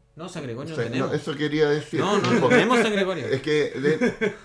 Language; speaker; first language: Spanish; native; Spanish